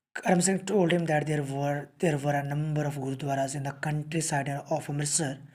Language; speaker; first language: English; non-native, local second language; Punjabi